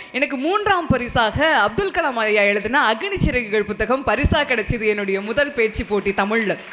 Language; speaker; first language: Tamil; non-native, local second language; Telugu